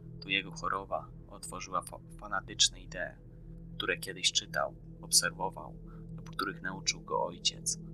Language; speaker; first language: Polish; native; Polish